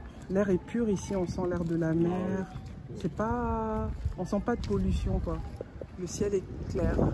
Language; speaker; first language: French; native; French